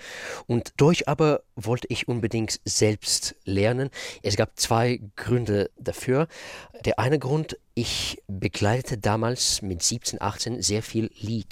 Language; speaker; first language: German; non-native, fluent; Russian